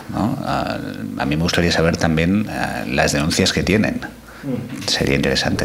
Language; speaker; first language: Spanish; non-native, local second language; Catalan